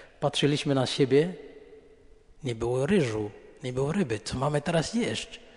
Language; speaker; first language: Polish; non-native, fluent; Indonesian